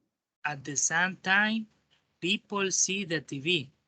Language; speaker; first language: English; non-native, learner; Spanish